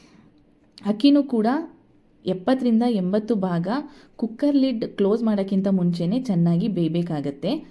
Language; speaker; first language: Kannada; native; Kannada